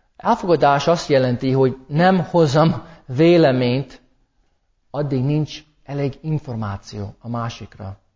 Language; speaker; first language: Hungarian; non-native, fluent; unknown